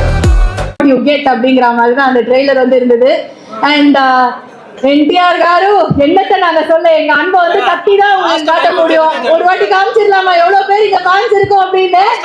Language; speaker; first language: Tamil; native; Tamil